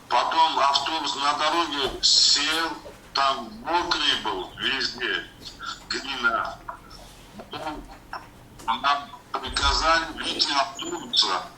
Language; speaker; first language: Russian; non-native, learner; Uzbek